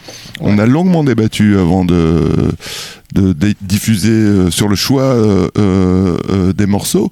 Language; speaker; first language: French; native; French